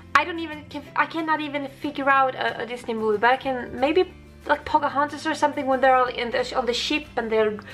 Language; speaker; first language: English; non-native, fluent; Swedish